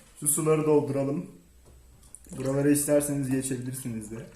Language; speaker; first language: Turkish; native; Turkish